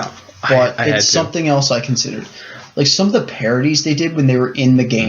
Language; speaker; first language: English; native; English